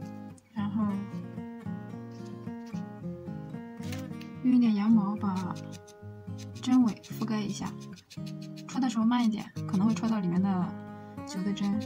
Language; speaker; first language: Chinese; native; Chinese